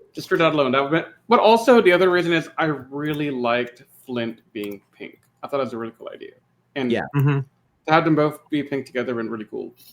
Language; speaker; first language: English; native; English